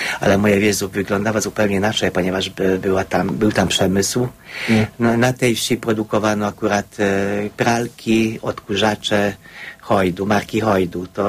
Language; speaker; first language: Polish; non-native, fluent; Hungarian